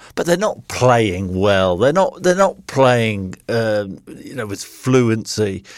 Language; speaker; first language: English; native; English